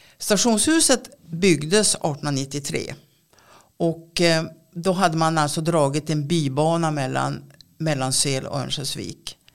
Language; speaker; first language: Swedish; native; Swedish